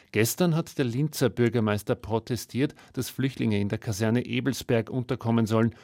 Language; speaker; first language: German; native; German